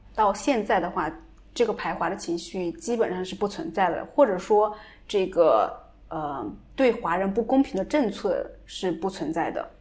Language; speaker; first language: Chinese; native; Chinese